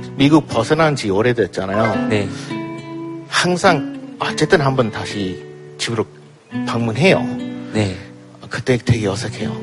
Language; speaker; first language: Korean; non-native, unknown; English